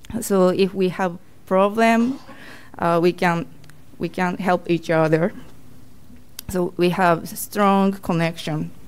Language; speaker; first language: English; non-native, learner; Japanese